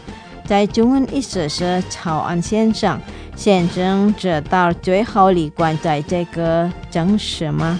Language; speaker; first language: Chinese; non-native, fluent; Indonesian